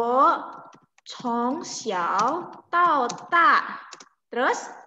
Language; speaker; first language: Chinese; non-native, fluent; Indonesian